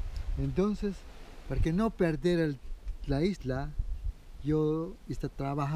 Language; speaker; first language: Spanish; non-native, local second language; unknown